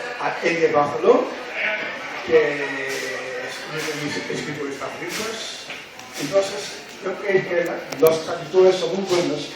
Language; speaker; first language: Spanish; non-native, fluent; English